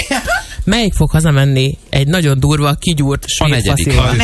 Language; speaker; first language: Hungarian; native; Hungarian